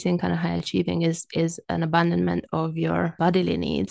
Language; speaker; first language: English; non-native, fluent; Romanian